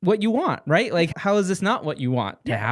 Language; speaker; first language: English; native; English